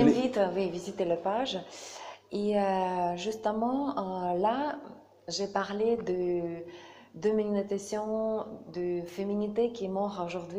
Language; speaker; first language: French; non-native, learner; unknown